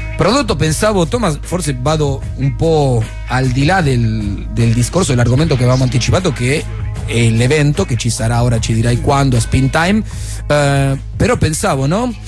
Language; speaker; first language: Italian; non-native, fluent; Spanish